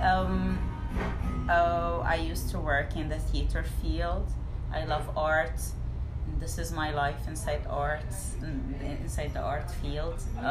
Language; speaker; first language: English; non-native, fluent; Arabic